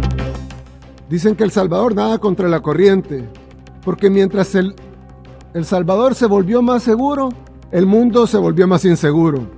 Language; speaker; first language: Spanish; native; Spanish